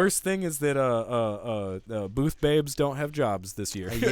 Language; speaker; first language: English; native; English